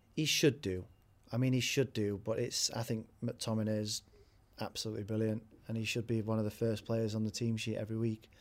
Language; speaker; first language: English; native; English